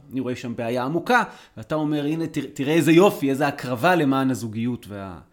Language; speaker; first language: Hebrew; native; Hebrew